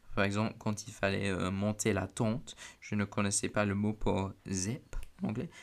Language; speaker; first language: French; non-native, fluent; English